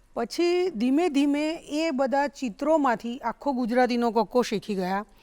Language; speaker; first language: Gujarati; native; Gujarati